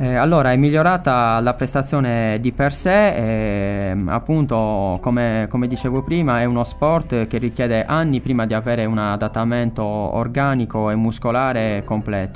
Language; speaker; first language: Italian; native; Italian